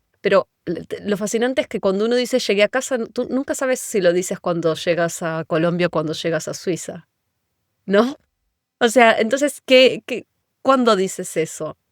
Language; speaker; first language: Spanish; native; Spanish